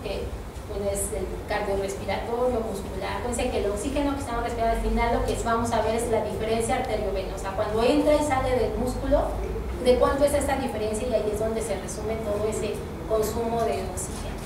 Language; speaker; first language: Spanish; native; Spanish